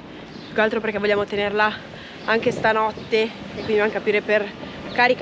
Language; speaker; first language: Italian; native; Italian